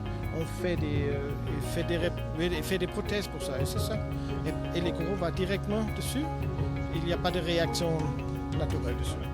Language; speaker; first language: French; non-native, learner; German